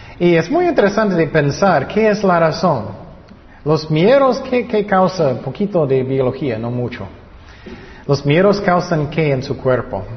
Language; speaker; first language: Spanish; non-native, fluent; English